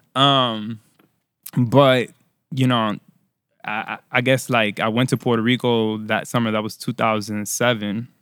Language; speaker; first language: English; early bilingual, other home language; Spanish